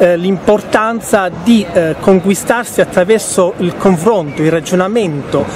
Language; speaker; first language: Italian; native; Italian